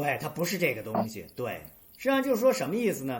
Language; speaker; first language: Chinese; native; Chinese